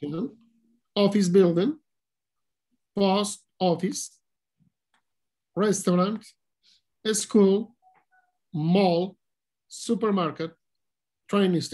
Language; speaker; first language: English; non-native, learner; Spanish